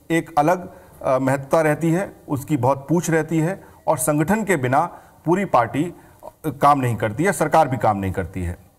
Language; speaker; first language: Hindi; native; Hindi